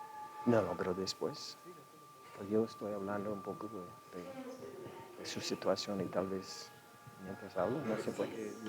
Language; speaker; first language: Spanish; non-native, fluent; English